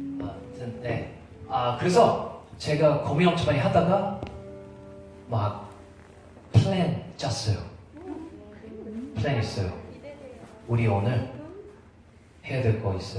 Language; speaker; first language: Korean; non-native, fluent; English